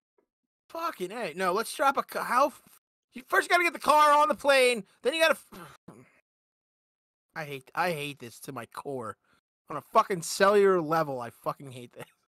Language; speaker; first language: English; native; English